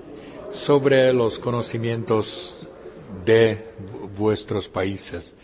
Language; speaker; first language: Spanish; non-native, fluent; Czech